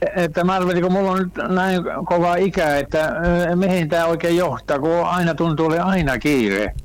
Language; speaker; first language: Finnish; native; Finnish